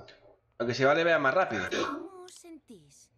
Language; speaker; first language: Spanish; native; Spanish